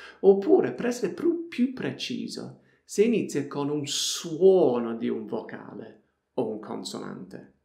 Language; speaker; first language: Italian; non-native, fluent; English